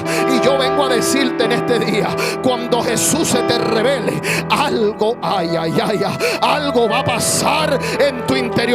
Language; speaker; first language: Spanish; native; Spanish